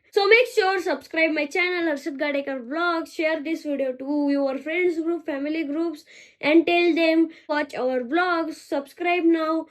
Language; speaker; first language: English; non-native, local second language; Marathi